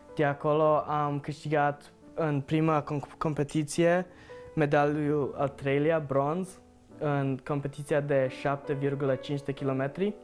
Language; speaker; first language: Romanian; early bilingual, heritage; Romanian